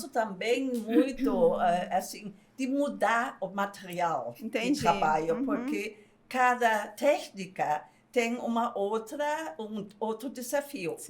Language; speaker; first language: Portuguese; non-native, fluent; German